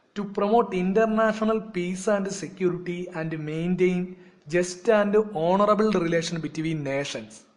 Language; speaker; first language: English; non-native, local second language; Malayalam